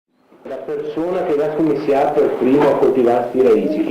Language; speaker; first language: Italian; native; Italian